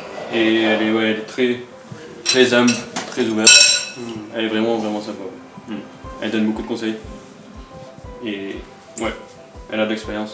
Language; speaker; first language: French; non-native, local second language; Morisyen